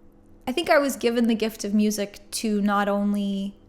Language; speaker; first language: English; native; English